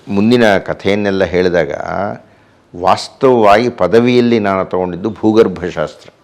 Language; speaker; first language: Kannada; native; Kannada